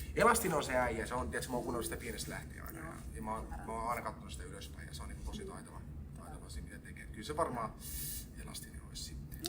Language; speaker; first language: Finnish; early bilingual, other home language; Estonian